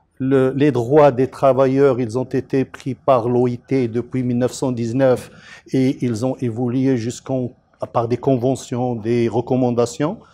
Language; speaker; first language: French; non-native, local second language; Arabic